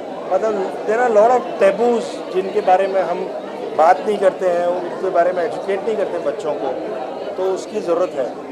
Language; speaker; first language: Hindi; native; Hindi